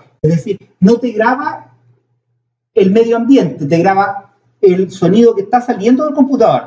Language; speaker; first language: Spanish; native; Spanish